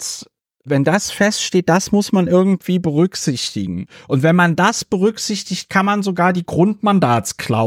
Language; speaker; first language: German; native; German